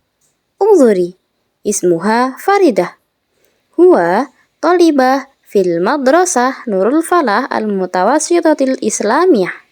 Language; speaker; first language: Arabic; non-native, learner; Indonesian